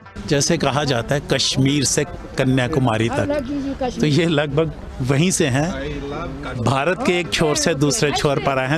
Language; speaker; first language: Hindi; native; Hindi